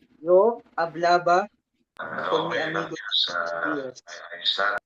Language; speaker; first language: Spanish; non-native, learner; Filipino